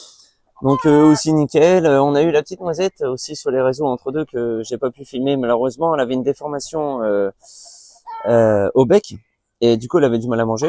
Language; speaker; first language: French; native; French